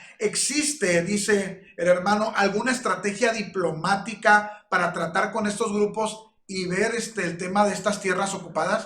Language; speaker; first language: Spanish; native; Spanish